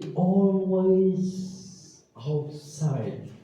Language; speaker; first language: English; non-native, local second language; Filipino